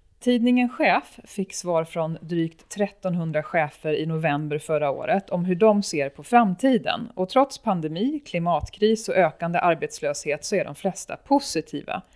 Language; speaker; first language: Swedish; native; Swedish